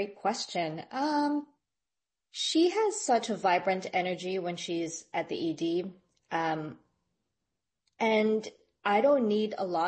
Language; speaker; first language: English; non-native, local second language; Filipino